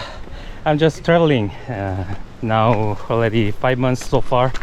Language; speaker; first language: English; non-native, learner; Korean